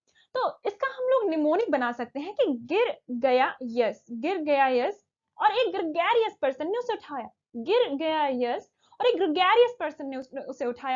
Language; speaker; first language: Hindi; native; Hindi